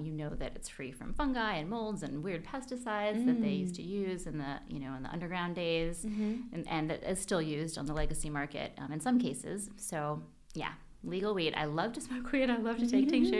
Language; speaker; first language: English; native; English